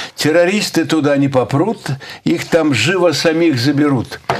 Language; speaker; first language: Russian; native; Russian